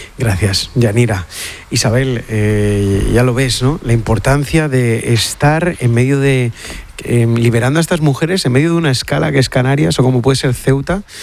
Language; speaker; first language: Spanish; native; Spanish